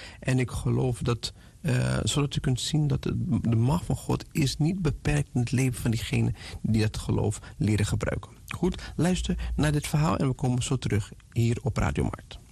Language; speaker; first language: Dutch; non-native, fluent; Portuguese